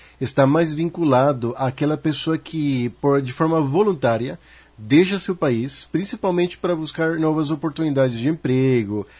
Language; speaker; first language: Portuguese; non-native, fluent; Spanish